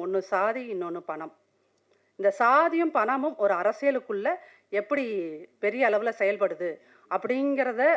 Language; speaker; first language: Tamil; native; Tamil